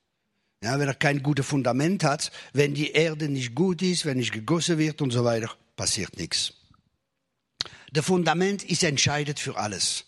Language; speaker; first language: German; non-native, fluent; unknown